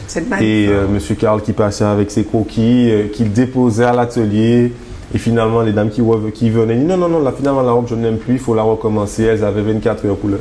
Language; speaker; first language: French; native; French